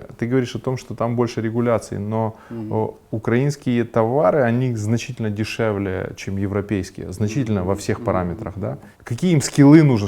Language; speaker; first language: Russian; native; Russian